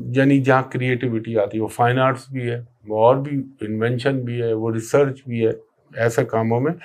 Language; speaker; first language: Urdu; native; Urdu